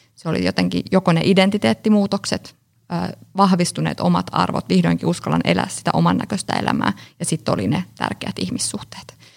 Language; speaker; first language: Finnish; native; Finnish